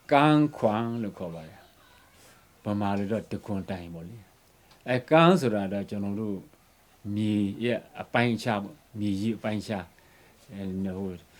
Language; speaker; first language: Burmese; non-native, local second language; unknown